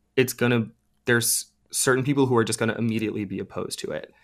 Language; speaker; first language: English; native; English